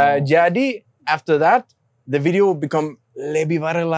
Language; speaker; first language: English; non-native, learner; Danish